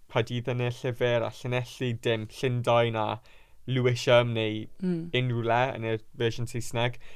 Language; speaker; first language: Welsh; non-native, local second language; English